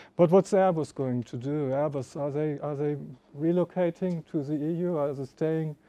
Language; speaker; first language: English; non-native, fluent; German